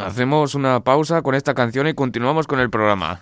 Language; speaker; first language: Spanish; native; Spanish